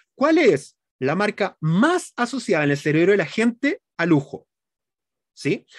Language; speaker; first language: Spanish; native; Spanish